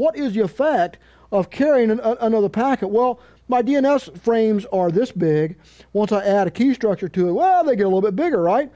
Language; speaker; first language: English; native; English